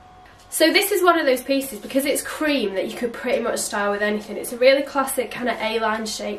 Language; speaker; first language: English; native; English